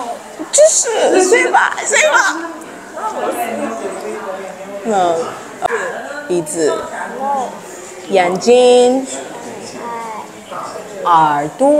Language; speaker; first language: Chinese; non-native, learner; English